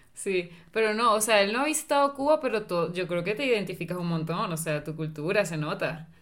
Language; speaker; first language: Spanish; native; Spanish